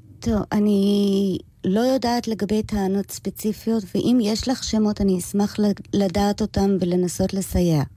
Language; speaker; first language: Hebrew; early bilingual, other home language; English